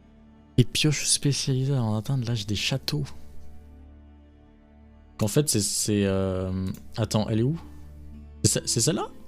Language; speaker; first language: French; native; French